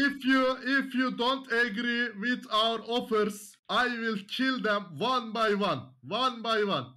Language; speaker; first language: English; non-native, fluent; Turkish